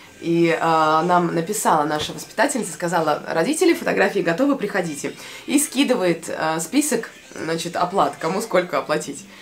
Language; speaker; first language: Russian; non-native, local second language; Latvian